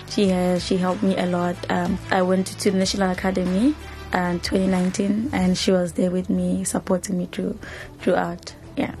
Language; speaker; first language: English; non-native, local second language; Zulu